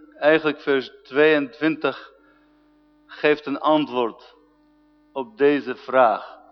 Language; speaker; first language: Dutch; non-native, fluent; Arabic